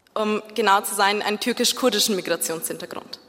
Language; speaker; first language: German; early bilingual, other home language; Zaza